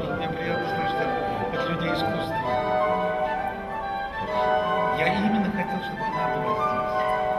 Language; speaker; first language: Russian; native; Russian